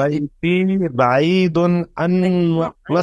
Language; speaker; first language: Arabic; non-native, learner; Urdu